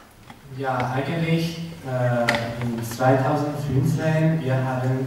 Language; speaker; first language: German; non-native, learner; Spanish